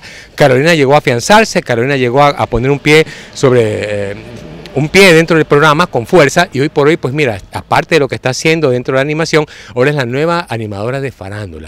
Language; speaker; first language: Spanish; native; Spanish